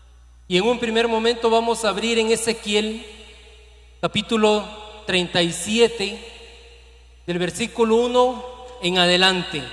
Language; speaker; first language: Spanish; native; Spanish